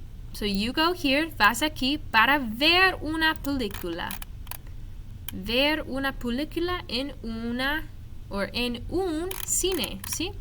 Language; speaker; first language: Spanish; non-native, fluent; English